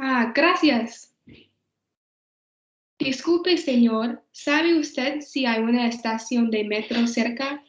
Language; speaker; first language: Spanish; non-native, learner; English